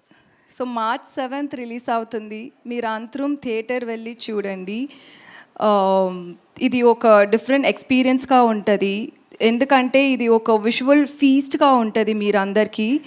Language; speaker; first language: Telugu; non-native, learner; Tamil